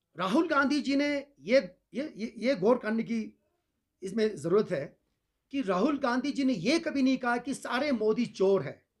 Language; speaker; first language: Hindi; non-native, local second language; Ladakhi